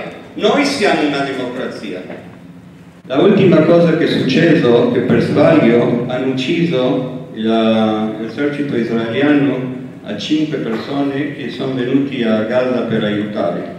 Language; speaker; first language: Italian; non-native, fluent; Spanish